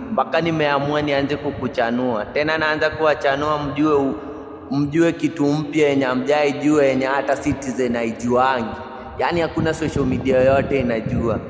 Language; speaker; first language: Swahili; native; Swahili